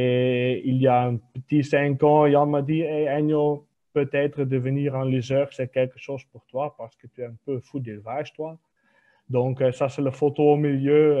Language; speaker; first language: French; non-native, local second language; Dutch